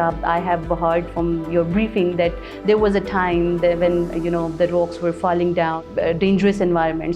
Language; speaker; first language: English; non-native, fluent; Urdu